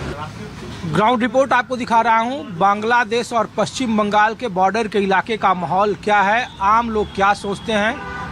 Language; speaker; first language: Hindi; native; Hindi